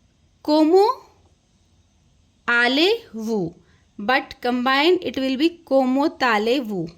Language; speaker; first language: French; non-native, fluent; Hindi